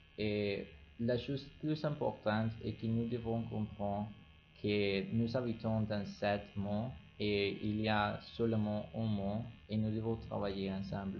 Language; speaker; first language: French; non-native, learner; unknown